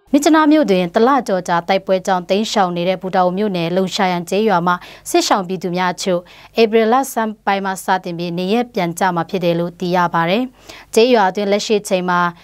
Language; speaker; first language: Burmese; non-native, local second language; Kachin